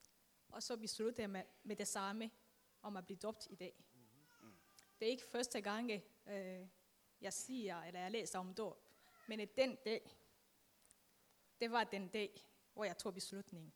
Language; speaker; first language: Danish; non-native, fluent; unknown